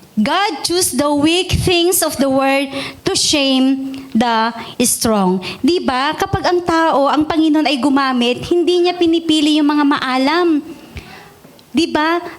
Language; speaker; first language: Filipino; non-native, local second language; Iloko